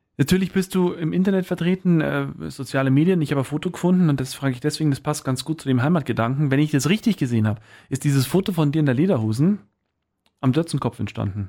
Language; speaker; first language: German; native; German